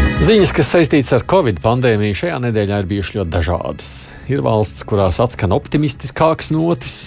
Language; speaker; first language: Latvian; native; Latvian